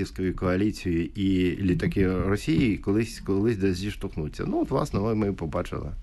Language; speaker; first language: Ukrainian; native; Ukrainian